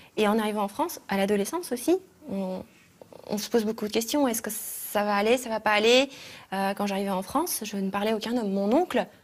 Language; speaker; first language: French; early bilingual, other home language; Russian